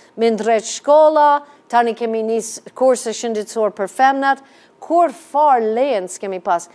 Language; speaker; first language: Albanian; non-native, fluent; English